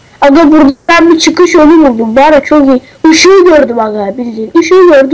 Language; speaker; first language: Turkish; native; Turkish